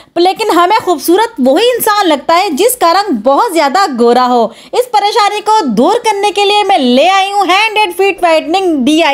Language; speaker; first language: Urdu; native; Urdu